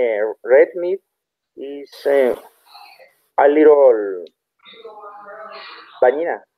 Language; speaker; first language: English; non-native, learner; Spanish